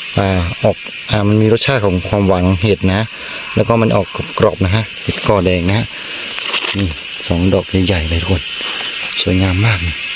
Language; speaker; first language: Thai; non-native, local second language; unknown